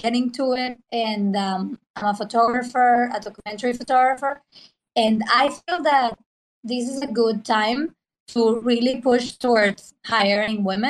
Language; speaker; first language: English; non-native, fluent; Spanish